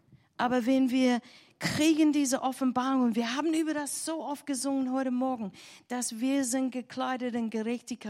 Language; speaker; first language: German; non-native, learner; English